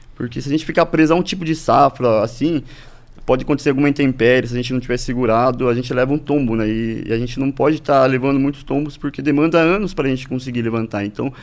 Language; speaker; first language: Portuguese; native; Portuguese